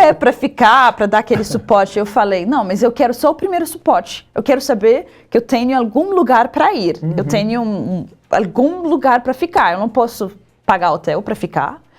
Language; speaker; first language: Portuguese; non-native, fluent; Arabic